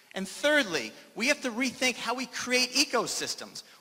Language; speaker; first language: English; native; English